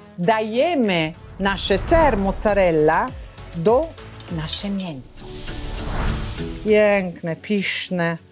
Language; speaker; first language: Polish; non-native, learner; Italian